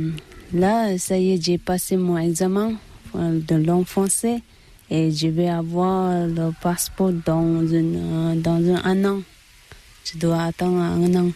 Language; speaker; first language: French; non-native, learner; Tibetan